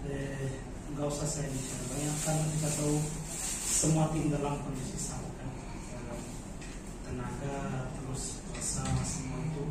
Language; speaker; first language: Indonesian; non-native, fluent; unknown